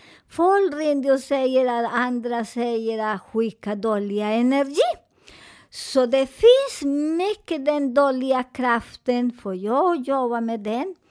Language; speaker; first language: Swedish; non-native, fluent; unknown